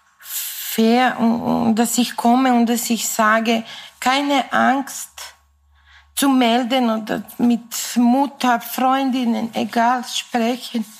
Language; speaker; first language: German; non-native, fluent; Serbian